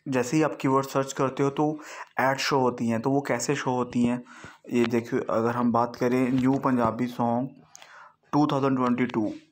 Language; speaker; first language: Hindi; non-native, local second language; Punjabi